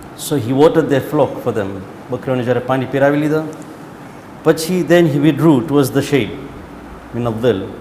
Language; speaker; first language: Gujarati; early bilingual, heritage; Gujarati